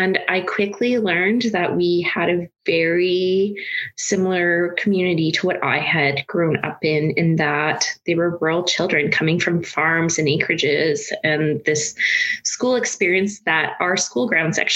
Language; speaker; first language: English; native; English